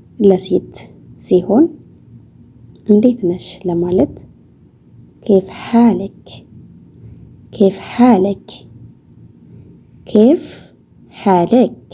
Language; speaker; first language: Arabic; non-native, learner; Amharic